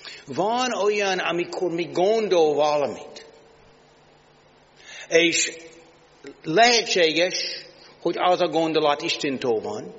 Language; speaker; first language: Hungarian; non-native, learner; English